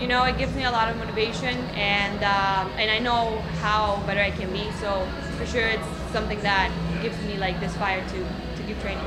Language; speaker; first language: English; non-native, fluent; Spanish